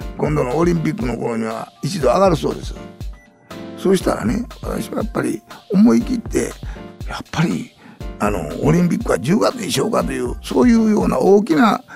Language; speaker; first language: Japanese; native; Japanese